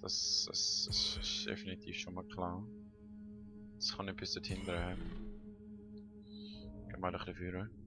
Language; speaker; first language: German; native; German